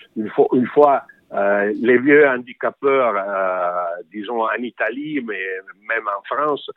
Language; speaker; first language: French; non-native, fluent; English